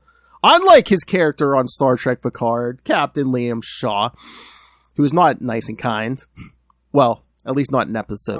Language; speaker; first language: English; native; English